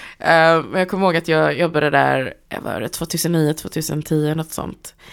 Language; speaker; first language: Swedish; early bilingual, other home language; Chinese